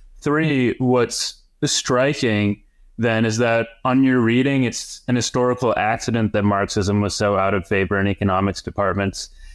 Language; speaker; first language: English; native; English